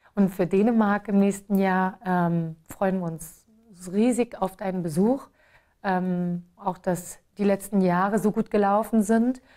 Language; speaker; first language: German; native; German